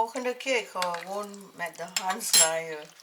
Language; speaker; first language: Dutch; non-native, learner; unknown